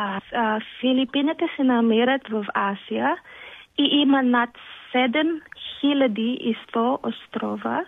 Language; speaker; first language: Bulgarian; non-native, learner; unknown